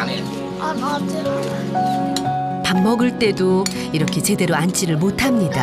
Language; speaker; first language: Korean; native; Korean